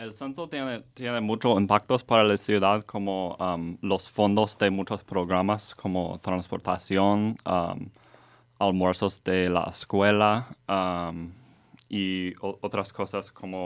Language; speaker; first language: Spanish; non-native, learner; English